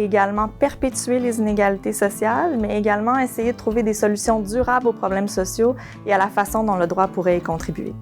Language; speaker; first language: French; native; French